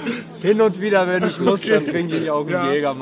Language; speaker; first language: German; native; German